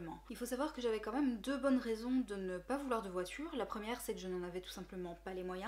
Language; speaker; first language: French; native; French